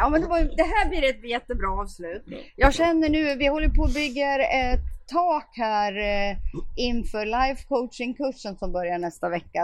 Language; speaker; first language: Swedish; native; Swedish